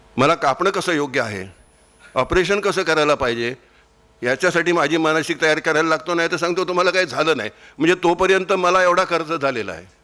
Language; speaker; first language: Marathi; native; Marathi